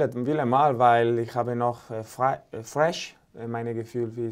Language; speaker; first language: German; non-native, fluent; Spanish